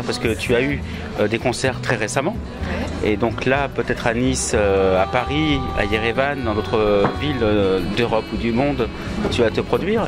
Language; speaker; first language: French; native; French